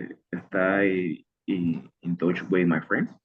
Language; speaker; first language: English; non-native, learner; Spanish